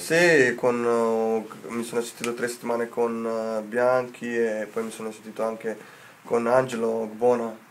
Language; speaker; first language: Italian; non-native, fluent; Slovenian